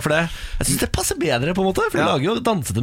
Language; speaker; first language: Norwegian; native; Norwegian